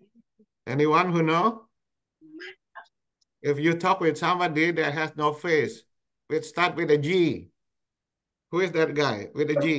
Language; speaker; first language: English; non-native, local second language; Indonesian